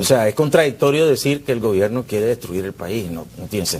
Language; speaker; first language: Spanish; native; Spanish